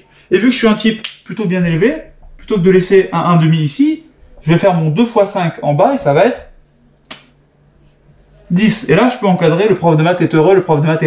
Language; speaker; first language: French; native; French